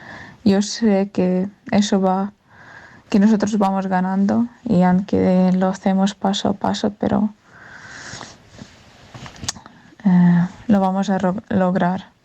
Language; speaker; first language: Spanish; non-native, fluent; Ukrainian